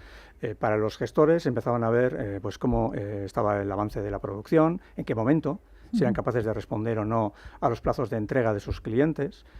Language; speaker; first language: Spanish; native; Spanish